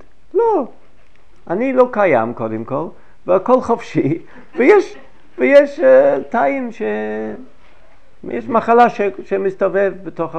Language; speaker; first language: Hebrew; non-native, fluent; English